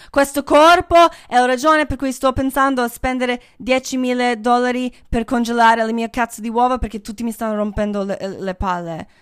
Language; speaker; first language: Italian; non-native, fluent; English